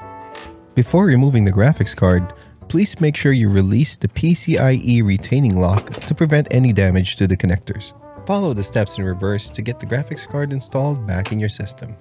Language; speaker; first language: English; native; English